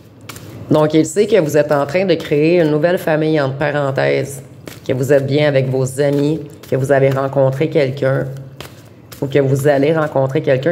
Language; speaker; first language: French; native; French